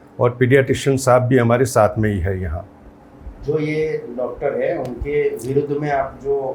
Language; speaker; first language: Hindi; non-native, local second language; Gujarati